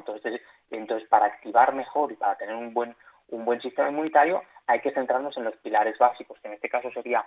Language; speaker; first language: Spanish; native; Spanish